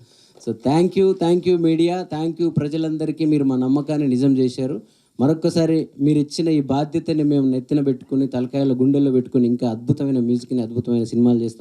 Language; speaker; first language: Telugu; native; Telugu